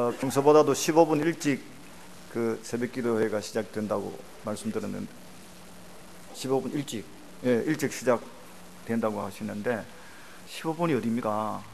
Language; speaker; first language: Korean; native; Korean